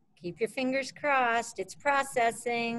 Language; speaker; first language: English; native; English